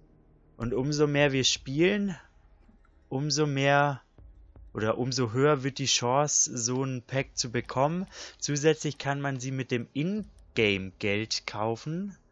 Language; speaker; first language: German; native; German